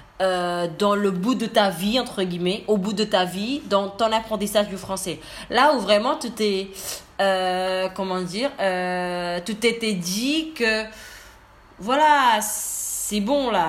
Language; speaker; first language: French; non-native, learner; Indonesian